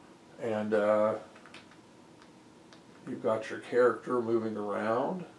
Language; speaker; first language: English; native; English